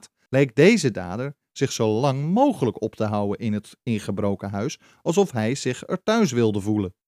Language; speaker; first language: Dutch; native; Dutch